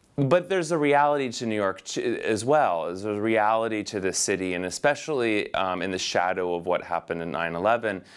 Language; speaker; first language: English; native; English